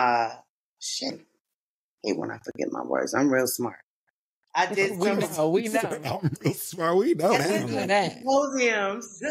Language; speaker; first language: English; native; English